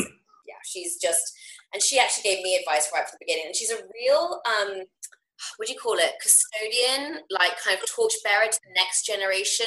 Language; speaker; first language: English; native; English